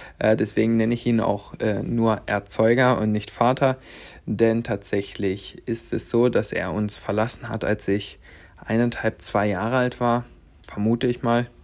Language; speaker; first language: German; native; German